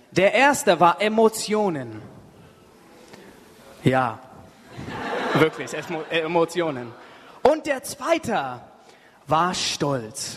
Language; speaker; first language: German; non-native, learner; English